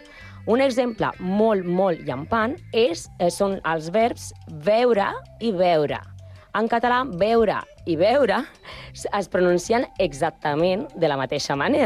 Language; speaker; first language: Catalan; non-native, learner; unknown